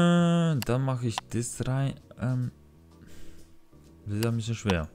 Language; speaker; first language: German; non-native, learner; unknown